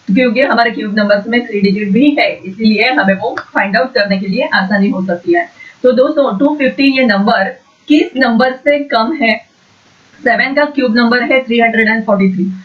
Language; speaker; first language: Hindi; non-native, local second language; Marathi